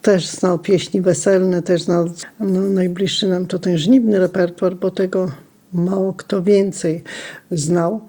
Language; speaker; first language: Polish; non-native, local second language; Lithuanian